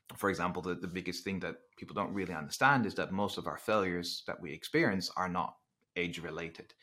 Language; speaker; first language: English; non-native, fluent; Dutch